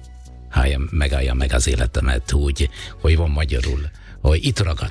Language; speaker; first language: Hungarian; non-native, fluent; Italian